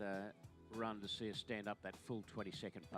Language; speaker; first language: English; native; English